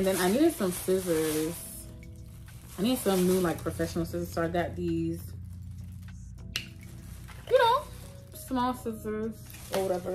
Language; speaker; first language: English; native; English